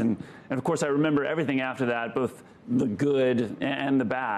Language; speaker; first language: English; native; English